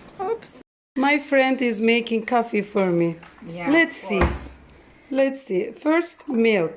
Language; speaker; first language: English; non-native, learner; Turkish